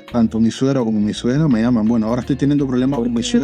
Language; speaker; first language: Spanish; native; Spanish